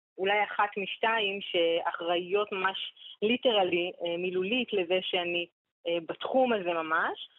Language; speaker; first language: Hebrew; native; Hebrew